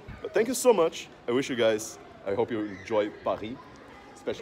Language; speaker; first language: English; non-native, fluent; Portuguese